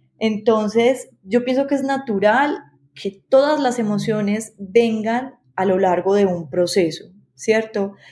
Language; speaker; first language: Spanish; native; Spanish